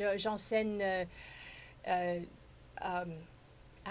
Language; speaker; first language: French; non-native, fluent; English